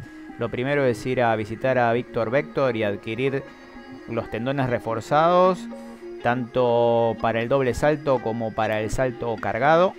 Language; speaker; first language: Spanish; native; Spanish